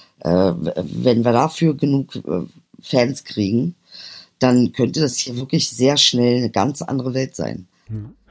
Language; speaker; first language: German; early bilingual, other home language; Turkish